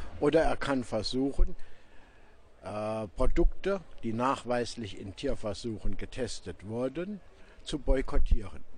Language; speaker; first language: German; native; German